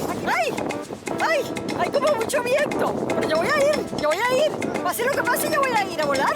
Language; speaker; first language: Spanish; native; Spanish